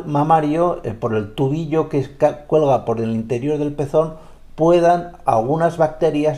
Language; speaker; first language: Spanish; native; Spanish